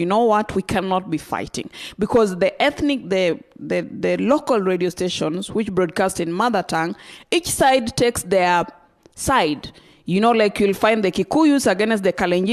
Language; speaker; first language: English; non-native, local second language; Luyia